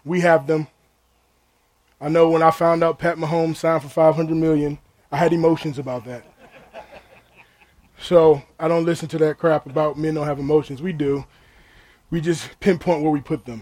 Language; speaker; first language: English; native; English